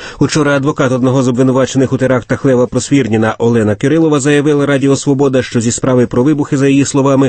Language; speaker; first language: Ukrainian; native; Ukrainian